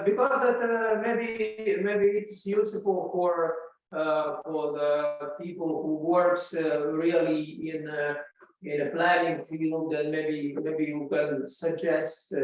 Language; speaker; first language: English; non-native, learner; Latvian